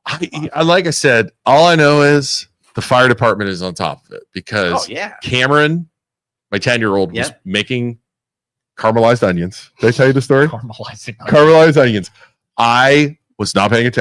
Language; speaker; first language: English; native; English